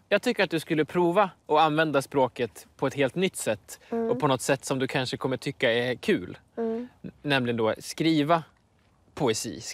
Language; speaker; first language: Swedish; native; Swedish